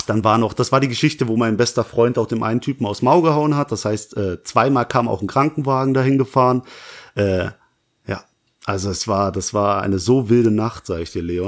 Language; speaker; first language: German; native; German